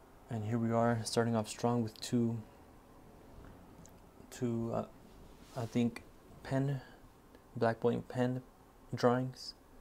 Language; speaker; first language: English; native; English